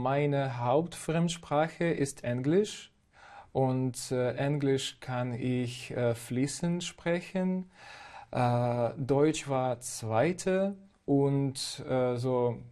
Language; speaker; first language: German; non-native, fluent; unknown